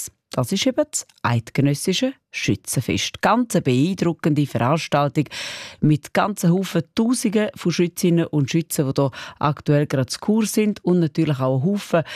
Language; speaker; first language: German; native; German